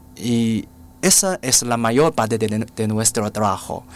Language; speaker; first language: Spanish; non-native, fluent; Chinese